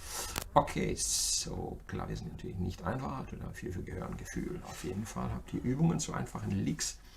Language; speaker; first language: German; native; German